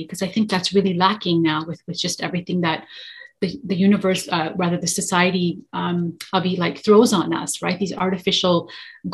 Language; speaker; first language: English; native; English